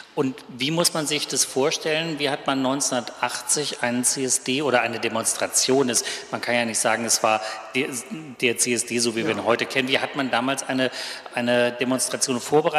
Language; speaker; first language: German; native; German